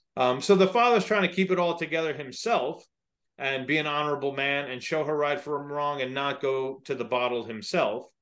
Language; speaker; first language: English; native; English